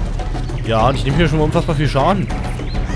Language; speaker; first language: German; native; German